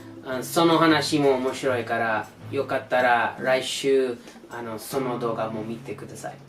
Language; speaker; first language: Japanese; non-native, learner; English